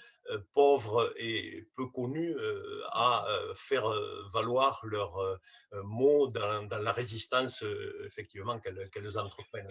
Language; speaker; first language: French; native; French